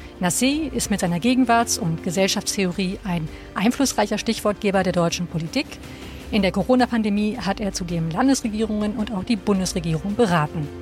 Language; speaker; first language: German; native; German